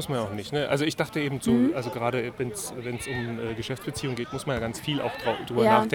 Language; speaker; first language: German; native; German